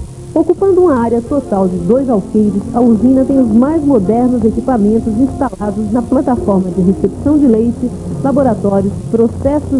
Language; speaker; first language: Portuguese; native; Portuguese